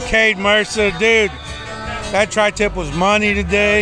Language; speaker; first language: English; early bilingual, other home language; Spanish